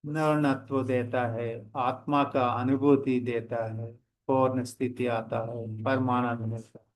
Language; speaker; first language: Hindi; non-native, local second language; Telugu